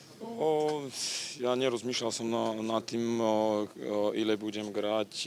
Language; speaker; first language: Polish; non-native, learner; Slovak